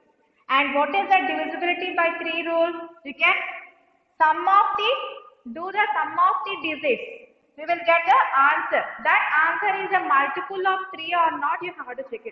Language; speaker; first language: English; non-native, local second language; Telugu